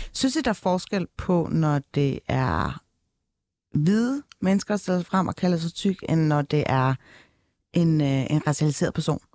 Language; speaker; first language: Danish; early bilingual, other home language; Turkish